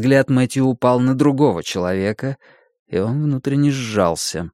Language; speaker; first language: Russian; native; Russian